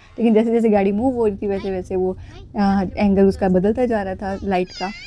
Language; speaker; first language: Urdu; native; Urdu